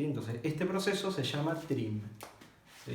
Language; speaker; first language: Spanish; native; Spanish